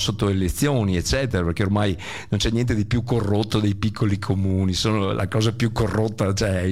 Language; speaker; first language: Italian; native; Italian